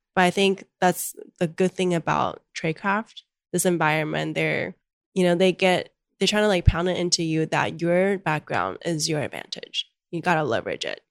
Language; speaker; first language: English; early bilingual, other home language; Chinese